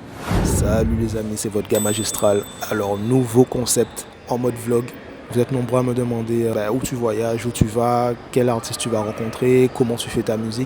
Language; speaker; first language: French; native; French